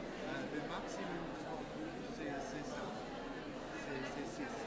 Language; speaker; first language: French; non-native, fluent; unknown